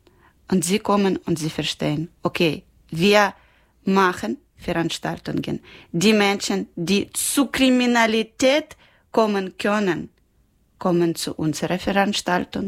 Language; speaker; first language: German; non-native, learner; Ukrainian